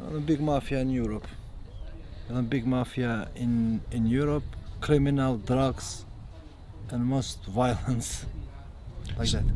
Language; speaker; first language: English; non-native, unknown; Albanian